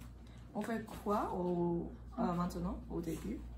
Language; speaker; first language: French; non-native, learner; English